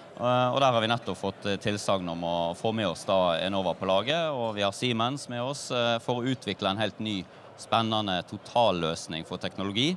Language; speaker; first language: Norwegian; native; Norwegian